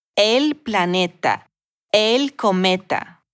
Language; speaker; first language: Spanish; non-native, fluent; Russian